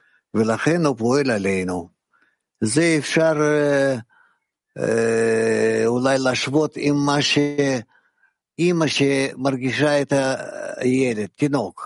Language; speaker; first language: Hebrew; non-native, fluent; Russian